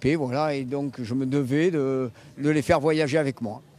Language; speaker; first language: French; native; French